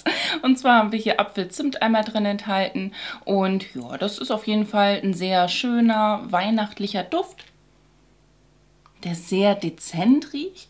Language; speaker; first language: German; native; German